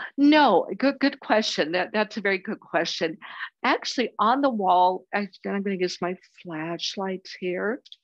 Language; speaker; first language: English; native; English